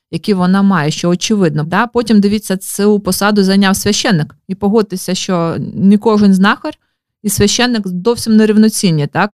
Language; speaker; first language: Ukrainian; non-native, local second language; Russian